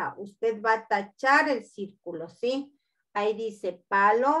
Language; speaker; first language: Spanish; native; Spanish